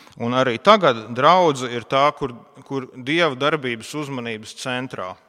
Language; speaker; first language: Latvian; non-native, local second language; Russian